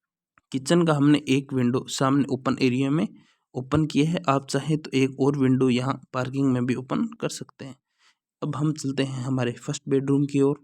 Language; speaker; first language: Hindi; native; Hindi